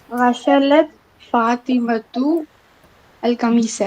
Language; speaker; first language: Arabic; non-native, learner; Tamil